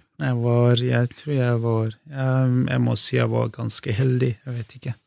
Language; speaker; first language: Norwegian; non-native, fluent; Kurdish